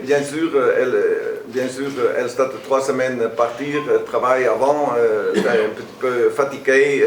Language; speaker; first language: French; non-native, learner; Dutch